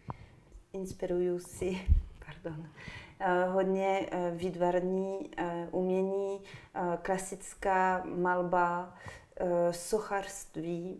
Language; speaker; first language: Czech; non-native, fluent; French